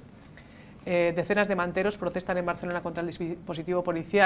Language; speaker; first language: Spanish; native; Spanish